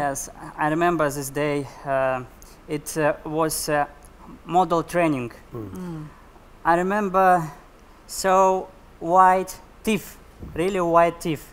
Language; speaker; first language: English; non-native, learner; Russian